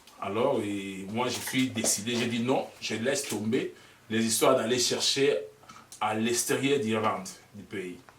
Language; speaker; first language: French; non-native, local second language; Lingala